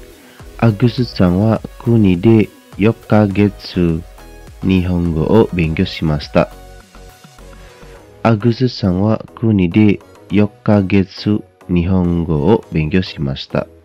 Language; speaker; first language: Japanese; non-native, fluent; Indonesian